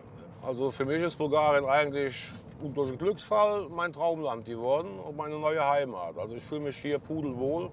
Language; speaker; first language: German; native; German